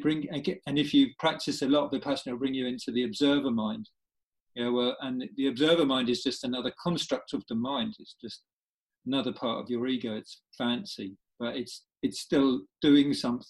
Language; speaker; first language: English; native; English